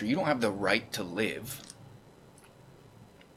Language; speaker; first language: English; native; English